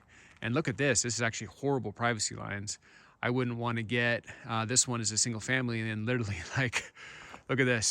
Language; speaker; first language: English; native; English